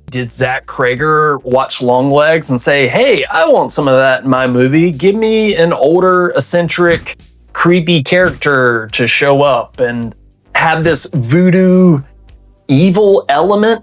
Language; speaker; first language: English; native; English